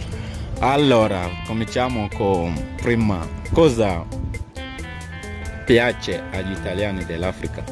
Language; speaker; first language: Italian; non-native, fluent; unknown